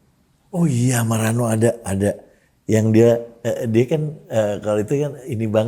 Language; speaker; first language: Indonesian; native; Indonesian